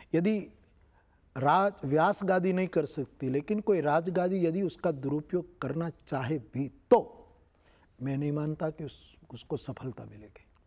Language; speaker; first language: Hindi; non-native, local second language; Gujarati